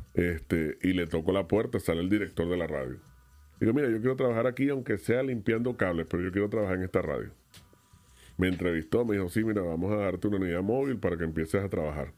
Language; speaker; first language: Spanish; native; Spanish